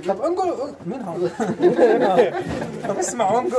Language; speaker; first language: Arabic; native; Arabic